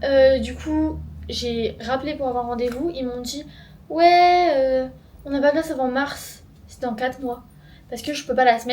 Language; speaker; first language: French; native; French